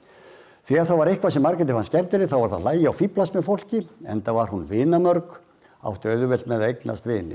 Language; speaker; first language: Icelandic; native; Icelandic